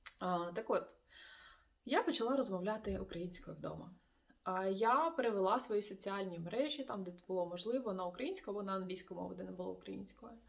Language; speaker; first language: Ukrainian; non-native, local second language; Russian